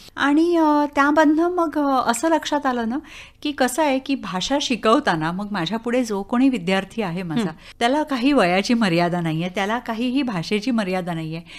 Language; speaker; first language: Marathi; native; Marathi